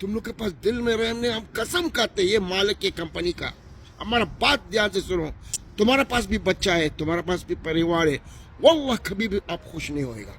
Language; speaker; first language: Hindi; non-native, fluent; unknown